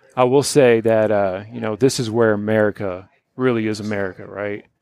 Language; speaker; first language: English; early bilingual, other home language; Polish